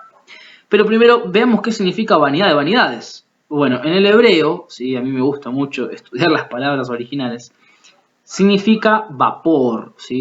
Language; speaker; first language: Spanish; native; Spanish